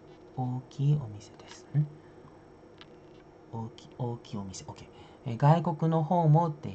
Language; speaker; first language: Japanese; non-native, fluent; Indonesian